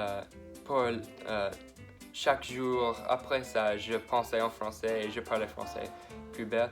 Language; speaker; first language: French; non-native, learner; English